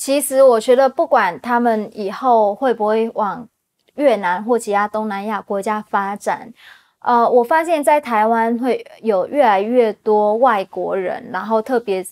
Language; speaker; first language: Chinese; non-native, fluent; Vietnamese